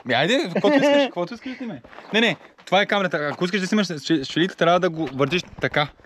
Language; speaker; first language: Bulgarian; early bilingual, heritage; Bulgarian